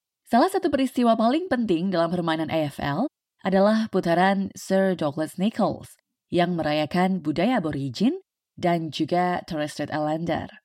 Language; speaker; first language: Indonesian; native; Indonesian